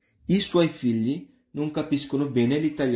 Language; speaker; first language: Italian; non-native, fluent; Punjabi